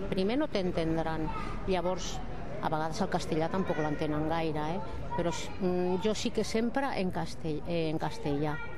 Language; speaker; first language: Catalan; non-native, local second language; Spanish